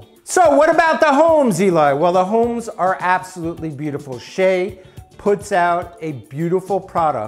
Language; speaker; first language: English; native; English